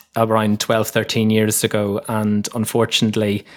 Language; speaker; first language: English; native; English